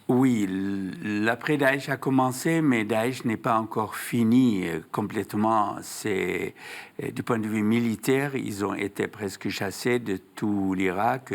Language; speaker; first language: French; non-native, fluent; Arabic